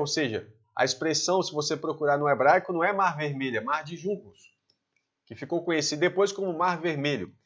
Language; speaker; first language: Portuguese; native; Portuguese